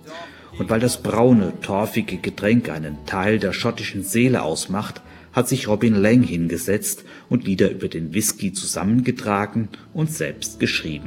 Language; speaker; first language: German; native; German